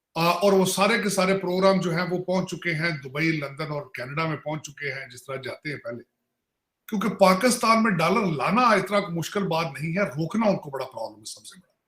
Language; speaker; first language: Urdu; native; Urdu